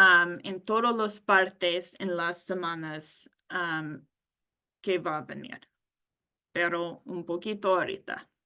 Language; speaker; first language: Spanish; non-native, learner; English